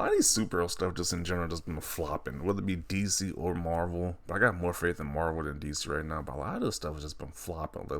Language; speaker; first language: English; native; English